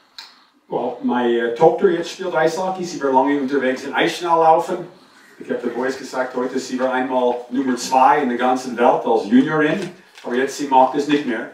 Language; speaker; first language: German; non-native, fluent; English